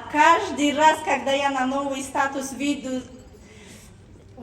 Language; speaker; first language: Russian; non-native, fluent; Tajik